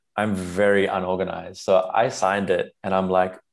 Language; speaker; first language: English; non-native, local second language; Sinhala